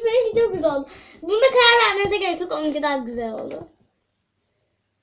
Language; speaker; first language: Turkish; native; Turkish